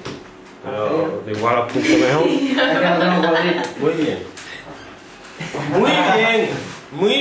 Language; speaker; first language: Spanish; native; Spanish